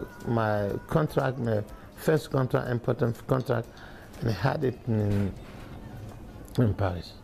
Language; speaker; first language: English; non-native, learner; Bambara